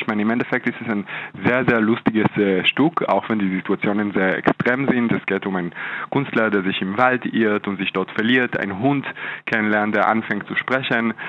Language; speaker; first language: German; non-native, fluent; Hebrew